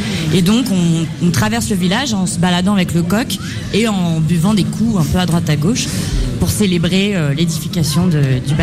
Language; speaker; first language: French; native; French